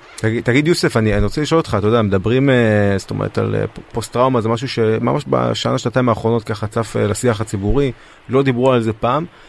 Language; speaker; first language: Hebrew; native; Hebrew